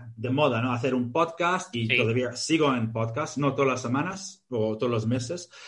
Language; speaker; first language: Spanish; non-native, fluent; English